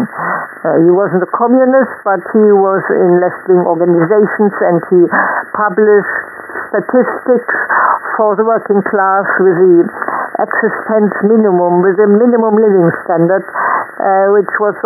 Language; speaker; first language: English; non-native, fluent; German